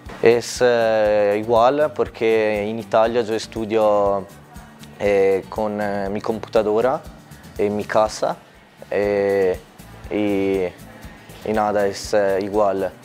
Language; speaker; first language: Spanish; non-native, learner; Italian